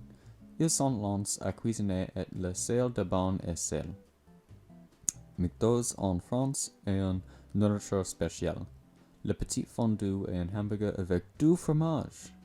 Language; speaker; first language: French; non-native, learner; English